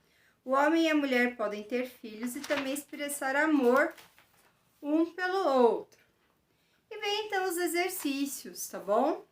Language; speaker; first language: Portuguese; native; Portuguese